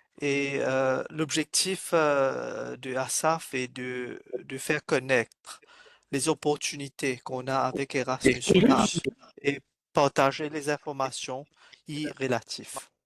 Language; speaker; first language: French; non-native, fluent; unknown